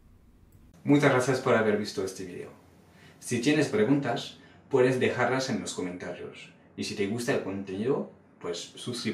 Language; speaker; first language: Spanish; non-native, fluent; French